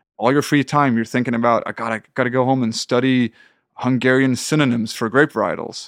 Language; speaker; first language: English; non-native, fluent; Swedish